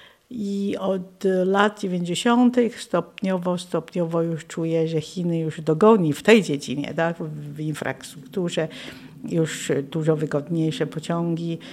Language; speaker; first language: Polish; non-native, fluent; Chinese